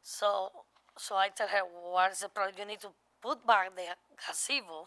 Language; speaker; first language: English; non-native, learner; Spanish